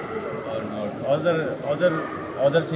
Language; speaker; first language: English; non-native, learner; Saraiki